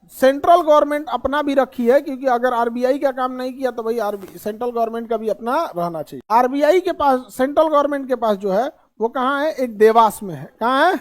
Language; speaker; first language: Hindi; native; Hindi